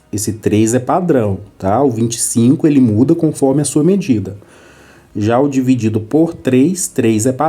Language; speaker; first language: Portuguese; native; Portuguese